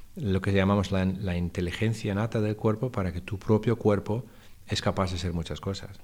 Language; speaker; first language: Spanish; non-native, fluent; Dutch